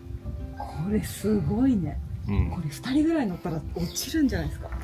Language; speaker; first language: Japanese; native; Japanese